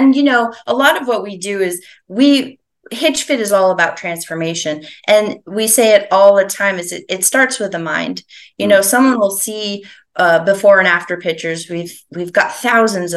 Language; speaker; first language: English; native; English